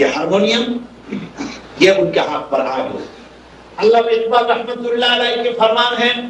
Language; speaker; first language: Urdu; non-native, fluent; Bangla